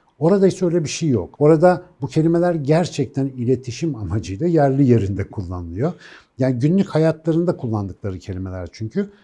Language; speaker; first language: Turkish; native; Turkish